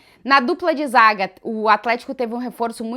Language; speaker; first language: Portuguese; native; Portuguese